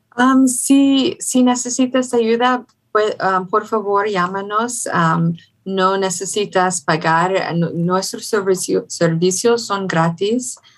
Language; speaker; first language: Spanish; non-native, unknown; English